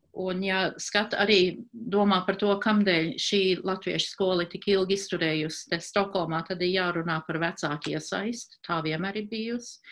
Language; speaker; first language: Latvian; early bilingual, heritage; Latvian